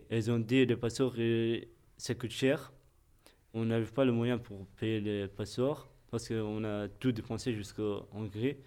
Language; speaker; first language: French; non-native, fluent; Persian